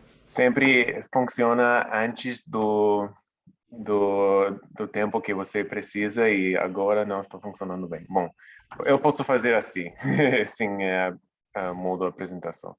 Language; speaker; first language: Portuguese; non-native, fluent; English